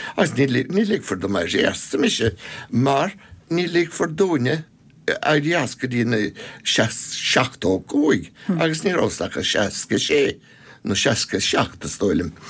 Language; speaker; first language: Irish; non-native, local second language; English